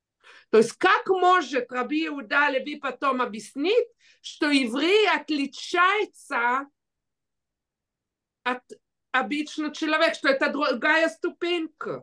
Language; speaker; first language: Russian; early bilingual, heritage; Russian